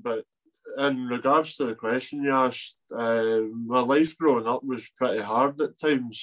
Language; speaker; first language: English; native; English